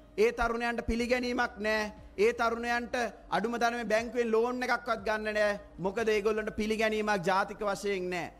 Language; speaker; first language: Sinhala; native; Sinhala